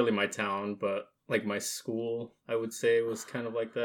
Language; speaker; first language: English; early bilingual, other home language; Spanish